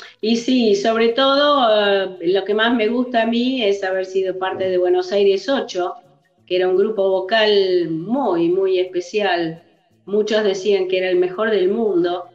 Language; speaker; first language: Spanish; early bilingual, other home language; English